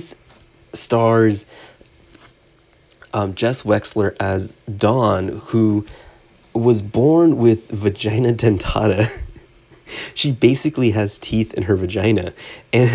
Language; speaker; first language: English; native; English